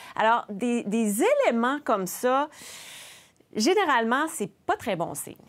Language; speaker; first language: French; native; French